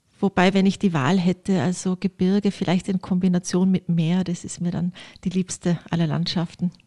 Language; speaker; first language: German; early bilingual, other home language; Polish